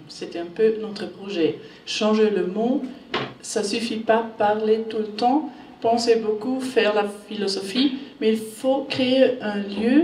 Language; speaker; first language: French; non-native, learner; German